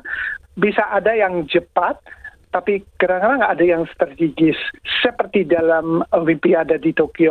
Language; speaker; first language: Indonesian; non-native, fluent; English